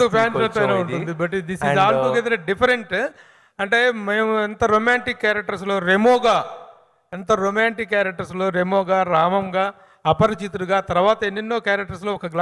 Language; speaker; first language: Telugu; native; Telugu